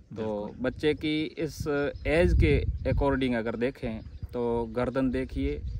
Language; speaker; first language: Hindi; native; Hindi